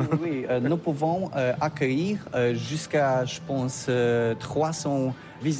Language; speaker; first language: French; non-native, learner; Polish